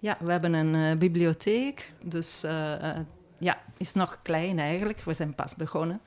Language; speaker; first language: Dutch; non-native, fluent; Italian